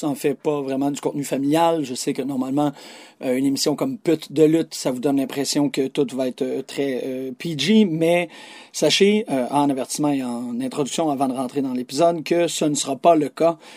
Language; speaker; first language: French; native; French